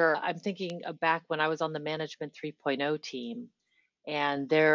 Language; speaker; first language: English; native; English